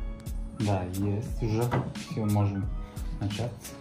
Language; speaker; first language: Russian; non-native, local second language; Uzbek